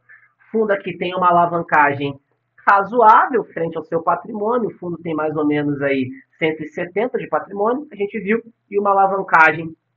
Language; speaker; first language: Portuguese; native; Portuguese